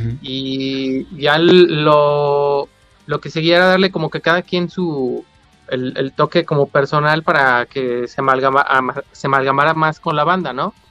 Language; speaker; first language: Spanish; native; Spanish